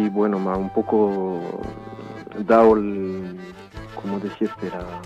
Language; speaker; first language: Spanish; early bilingual, heritage; French